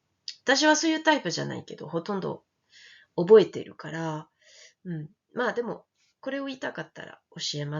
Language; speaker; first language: Japanese; non-native, fluent; French